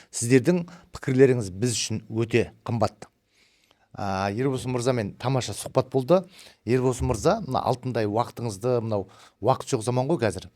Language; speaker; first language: Kazakh; early bilingual, heritage; Kazakh